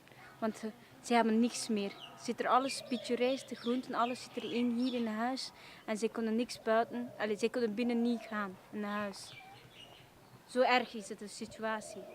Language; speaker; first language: Dutch; non-native, fluent; Nepali